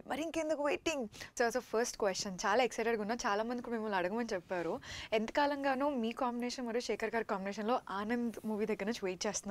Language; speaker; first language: Telugu; native; Telugu